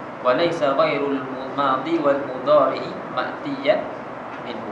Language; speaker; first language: Arabic; non-native, fluent; Malay